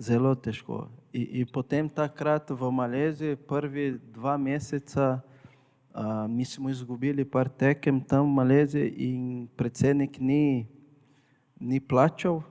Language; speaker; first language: Slovenian; non-native, fluent; Portuguese